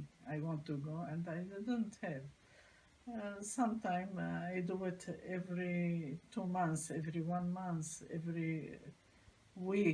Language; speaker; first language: English; non-native, learner; Arabic